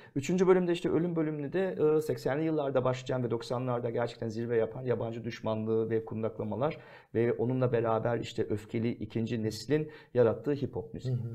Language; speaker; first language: Turkish; early bilingual, heritage; Turkish